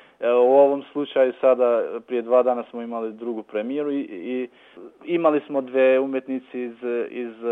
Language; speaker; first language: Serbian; non-native, local second language; Albanian